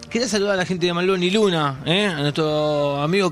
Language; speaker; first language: Spanish; native; Spanish